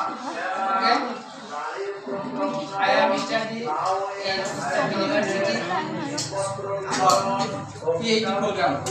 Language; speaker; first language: English; non-native, local second language; Bangla